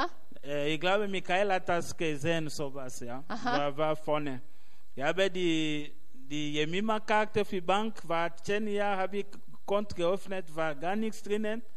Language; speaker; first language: German; non-native, learner; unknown